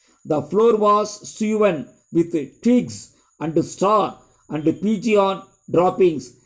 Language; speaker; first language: English; non-native, local second language; Tamil